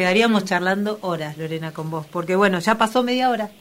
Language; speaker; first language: Spanish; native; Spanish